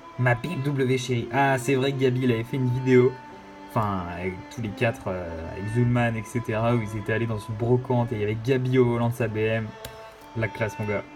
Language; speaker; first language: French; native; French